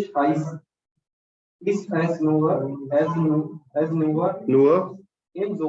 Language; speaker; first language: German; non-native, learner; Hindi